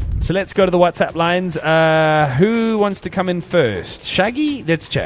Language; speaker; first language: English; native; English